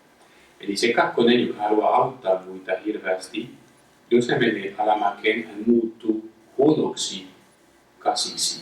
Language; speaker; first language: Finnish; non-native, fluent; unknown